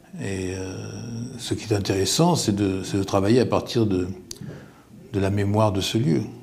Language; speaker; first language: French; native; French